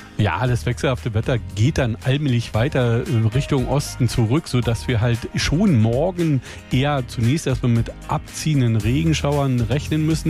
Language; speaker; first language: German; native; German